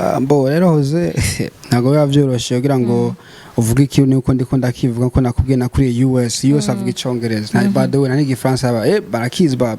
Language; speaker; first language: Rundi; early bilingual, heritage; Rundi